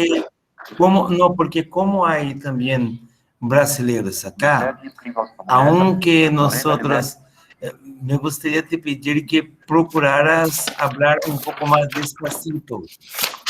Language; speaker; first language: Spanish; non-native, fluent; Portuguese